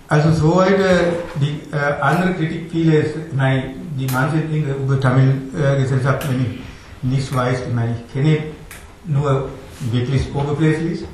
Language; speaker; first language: German; non-native, learner; Tamil